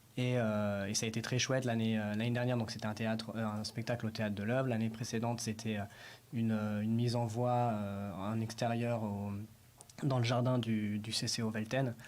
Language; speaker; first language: French; native; French